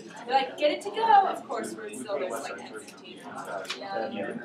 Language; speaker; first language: English; native; English